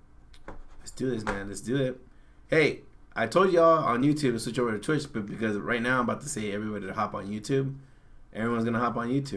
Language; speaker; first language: English; native; English